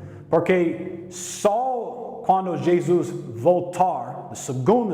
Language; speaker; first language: Portuguese; non-native, learner; English